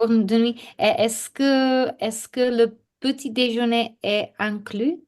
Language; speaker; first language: French; non-native, learner; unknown